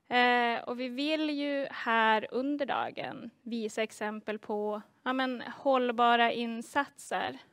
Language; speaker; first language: Swedish; native; Swedish